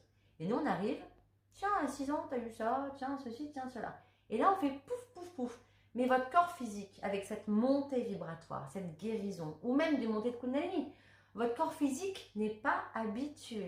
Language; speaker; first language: French; native; French